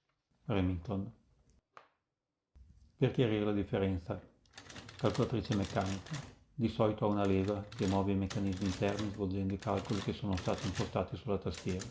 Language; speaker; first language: Italian; native; Italian